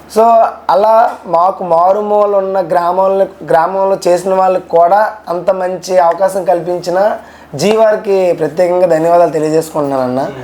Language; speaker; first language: Telugu; native; Telugu